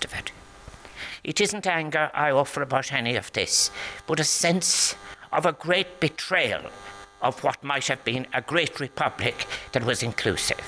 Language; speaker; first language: English; native; English